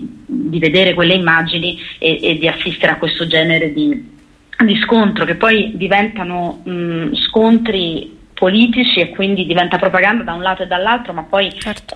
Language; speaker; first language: Italian; native; Italian